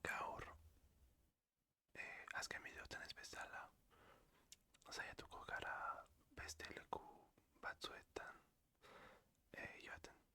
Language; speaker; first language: Basque; non-native, learner; French